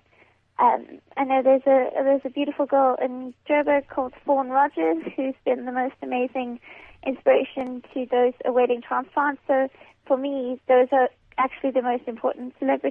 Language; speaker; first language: English; native; English